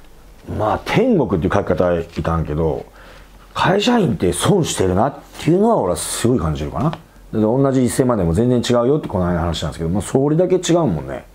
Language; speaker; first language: Japanese; native; Japanese